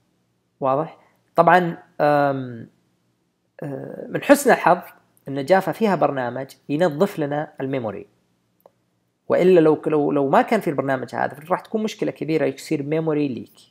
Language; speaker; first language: Arabic; native; Arabic